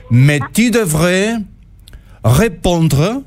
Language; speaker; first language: French; non-native, learner; Catalan